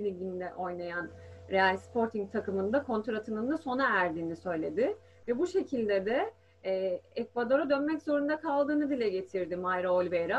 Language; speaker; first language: Turkish; native; Turkish